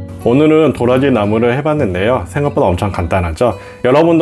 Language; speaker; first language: Korean; native; Korean